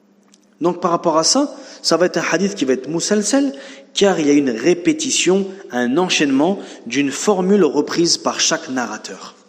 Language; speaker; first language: French; native; French